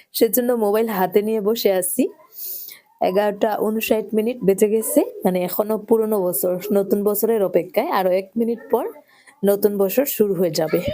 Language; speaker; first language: Bangla; non-native, local second language; Sylheti